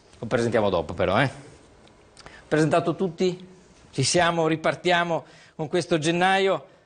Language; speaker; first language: Italian; native; Italian